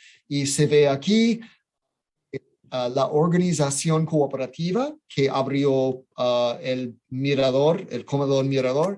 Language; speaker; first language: Spanish; non-native, fluent; English